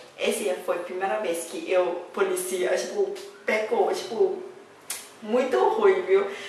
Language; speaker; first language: Portuguese; non-native, learner; Thai